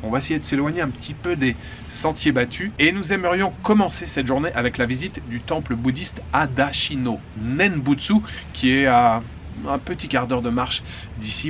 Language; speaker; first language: French; native; French